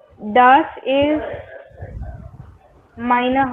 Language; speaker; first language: German; non-native, learner; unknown